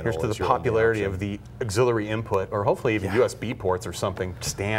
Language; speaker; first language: English; native; English